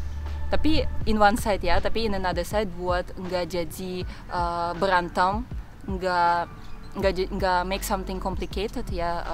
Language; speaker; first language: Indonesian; non-native, fluent; Russian